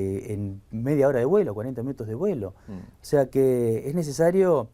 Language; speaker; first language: Spanish; native; Spanish